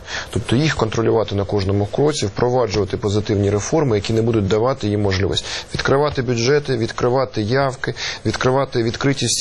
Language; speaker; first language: Ukrainian; native; Ukrainian